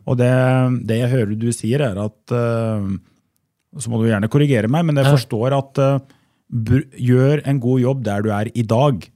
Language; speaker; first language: Norwegian; native; Norwegian